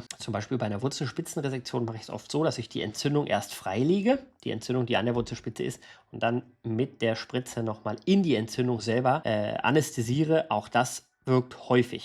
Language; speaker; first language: German; native; German